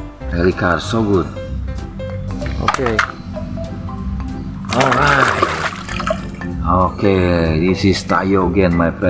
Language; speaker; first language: English; non-native, learner; Indonesian